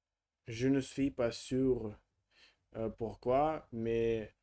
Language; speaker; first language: French; non-native, learner; Russian